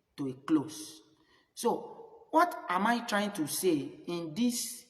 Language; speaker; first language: English; non-native, local second language; Yoruba